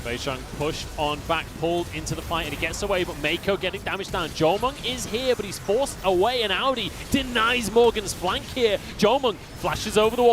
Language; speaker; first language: English; native; English